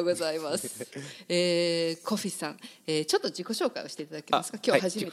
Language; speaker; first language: Japanese; native; Japanese